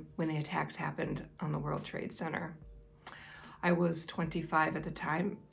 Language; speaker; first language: English; native; English